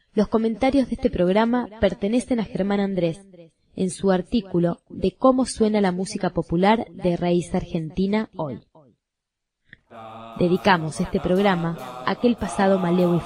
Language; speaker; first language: Spanish; native; Spanish